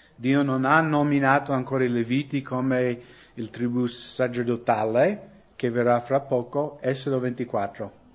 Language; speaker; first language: Italian; non-native, fluent; English